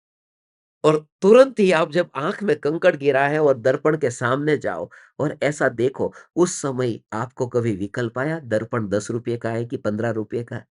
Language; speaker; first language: Hindi; non-native, local second language; Gujarati